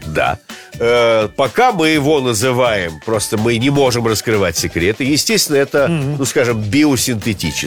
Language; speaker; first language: Russian; native; Russian